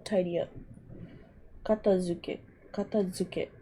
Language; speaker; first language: Japanese; non-native, learner; English